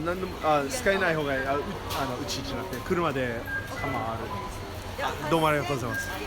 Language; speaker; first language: Japanese; non-native, learner; English